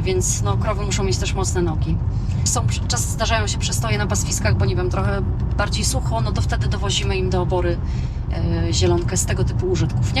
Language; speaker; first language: Polish; native; Polish